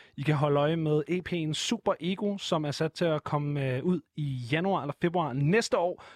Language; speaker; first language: Danish; native; Danish